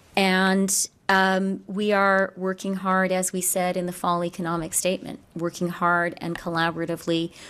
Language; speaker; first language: English; native; English